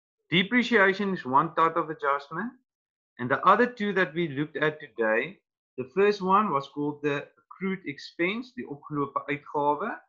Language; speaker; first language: English; non-native, local second language; Afrikaans